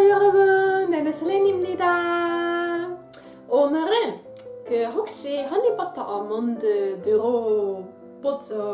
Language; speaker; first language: Korean; non-native, fluent; Dutch